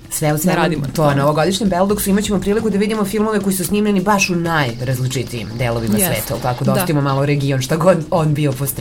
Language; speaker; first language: Serbian; native; Serbian